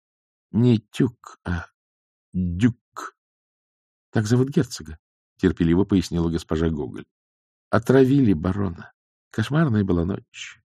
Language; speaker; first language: Russian; native; Russian